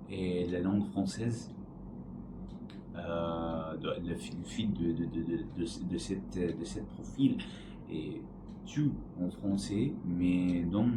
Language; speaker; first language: French; non-native, learner; Arabic